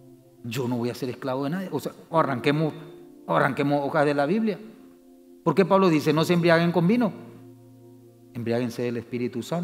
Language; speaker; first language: Spanish; native; Spanish